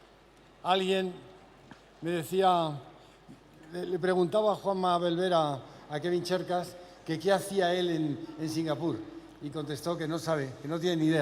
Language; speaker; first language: Spanish; native; Spanish